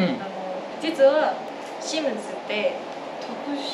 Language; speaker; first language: Japanese; non-native, fluent; Chinese